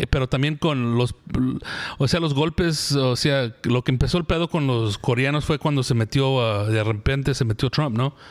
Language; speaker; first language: Spanish; early bilingual, heritage; Spanish